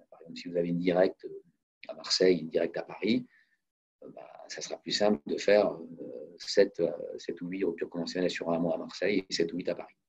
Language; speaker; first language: French; native; French